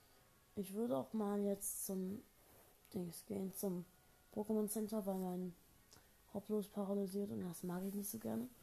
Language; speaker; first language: German; native; German